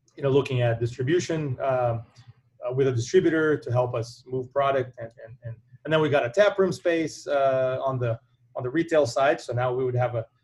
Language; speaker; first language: English; non-native, fluent; Portuguese